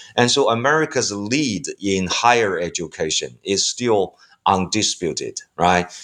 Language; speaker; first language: English; non-native, fluent; Chinese